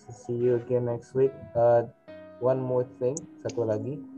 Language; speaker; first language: English; non-native, fluent; Indonesian